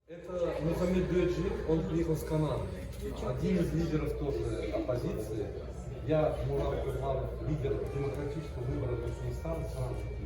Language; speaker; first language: Russian; non-native, local second language; Turkmen